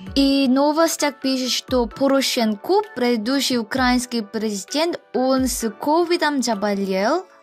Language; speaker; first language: Russian; non-native, learner; Korean